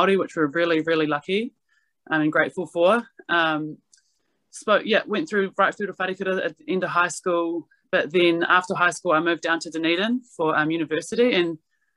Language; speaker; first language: English; non-native, local second language; Māori